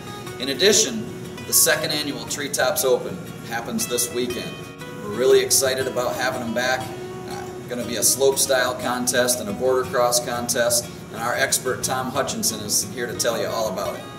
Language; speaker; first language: English; native; English